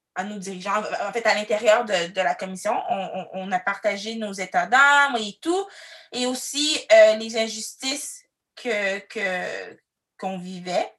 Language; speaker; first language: French; early bilingual, other home language; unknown